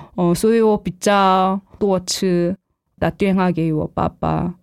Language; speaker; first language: Chinese; non-native, fluent; Korean